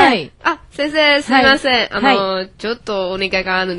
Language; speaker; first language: Japanese; non-native, learner; Chinese